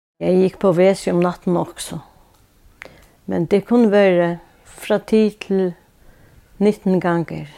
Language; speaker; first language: Danish; non-native, local second language; Faroese